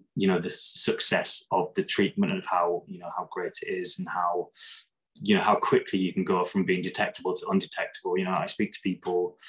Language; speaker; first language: English; native; English